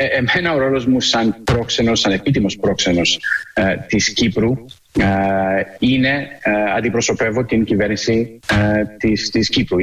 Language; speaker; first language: Greek; early bilingual, heritage; Greek